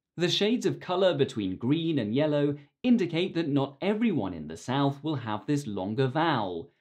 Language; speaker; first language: English; native; English